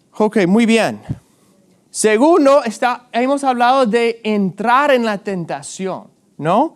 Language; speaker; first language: Spanish; non-native, fluent; English